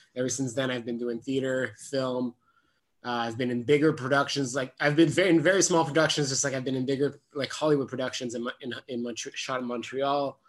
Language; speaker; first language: English; non-native, fluent; French